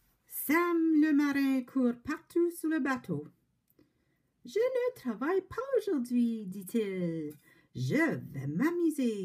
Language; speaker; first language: French; non-native, fluent; English